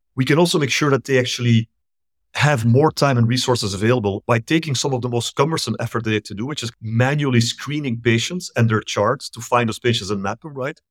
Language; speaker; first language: English; non-native, fluent; Dutch